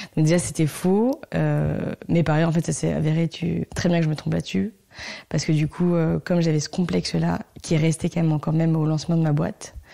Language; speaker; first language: French; native; French